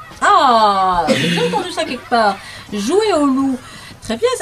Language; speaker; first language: French; native; French